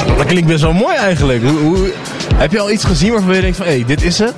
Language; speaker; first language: Dutch; native; Dutch